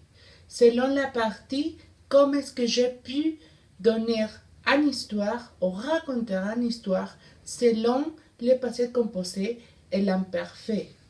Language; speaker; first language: French; non-native, learner; Spanish